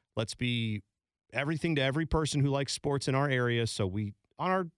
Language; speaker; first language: English; native; English